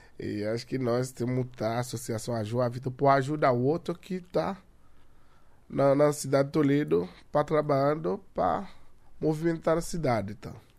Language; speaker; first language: Portuguese; non-native, learner; Haitian Creole